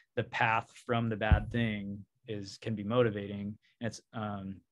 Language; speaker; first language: English; native; English